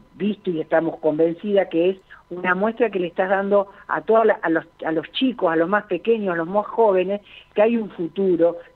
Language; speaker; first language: Spanish; native; Spanish